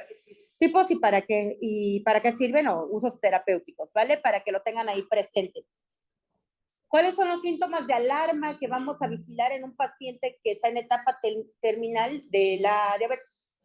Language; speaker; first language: Spanish; native; Spanish